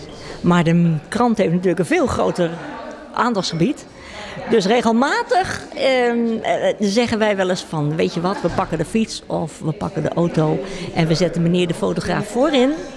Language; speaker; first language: Dutch; native; Dutch